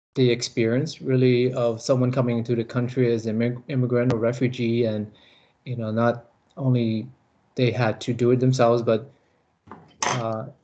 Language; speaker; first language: English; early bilingual, other home language; Lao